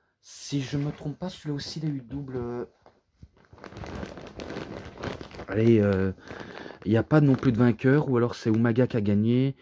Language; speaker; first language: French; native; French